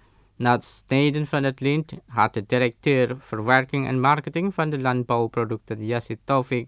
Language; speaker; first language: Dutch; non-native, fluent; Indonesian